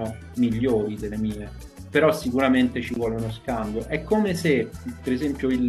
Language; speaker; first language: Italian; native; Italian